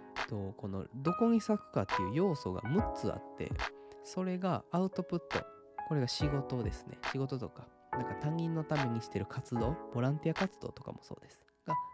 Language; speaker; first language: Japanese; native; Japanese